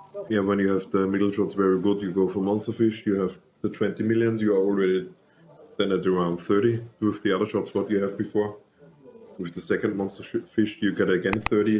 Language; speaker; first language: English; non-native, fluent; German